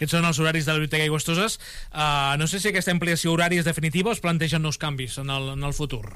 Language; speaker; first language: Catalan; native; Catalan